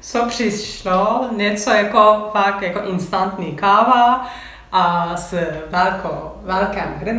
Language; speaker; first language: Czech; non-native, learner; Turkish